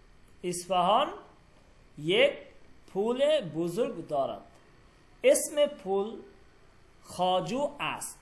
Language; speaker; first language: Persian; non-native, fluent; Bangla